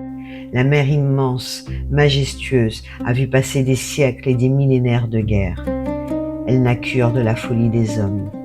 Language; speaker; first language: French; native; French